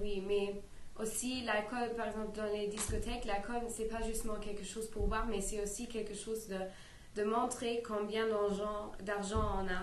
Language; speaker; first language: French; non-native, learner; English